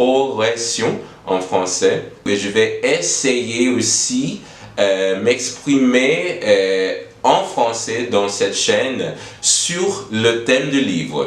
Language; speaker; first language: French; non-native, learner; English